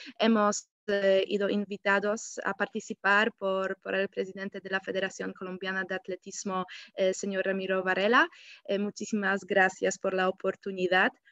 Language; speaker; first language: Spanish; non-native, fluent; Polish